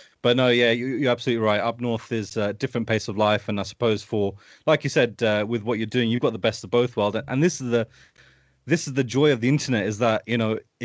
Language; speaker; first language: English; native; English